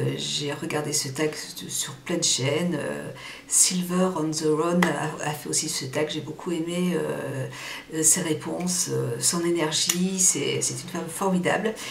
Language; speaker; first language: French; early bilingual, other home language; Portuguese